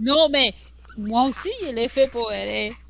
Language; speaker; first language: French; non-native, fluent; Spanish